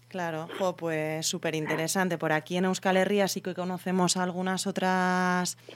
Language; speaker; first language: Spanish; native; Spanish